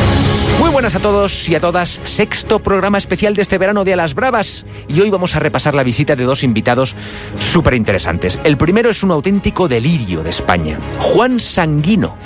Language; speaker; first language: Spanish; native; Spanish